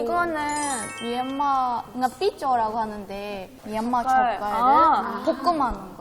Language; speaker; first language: Korean; non-native, fluent; Burmese